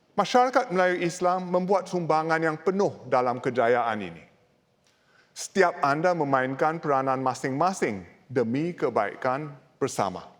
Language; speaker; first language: Malay; non-native, local second language; English